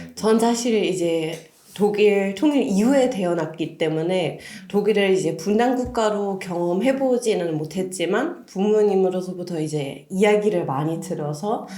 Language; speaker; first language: Korean; non-native, fluent; German